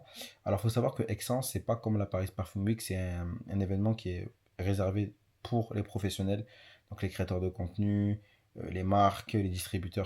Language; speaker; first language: French; native; French